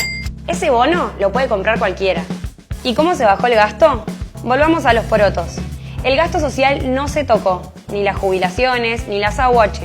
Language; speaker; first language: Spanish; native; Spanish